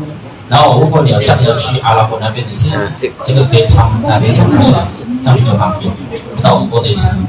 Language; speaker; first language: Chinese; non-native, learner; Indonesian